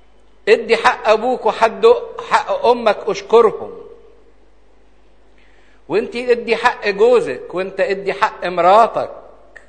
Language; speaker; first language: Arabic; native; Arabic